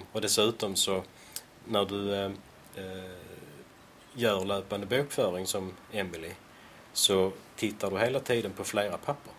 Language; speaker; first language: Swedish; native; Swedish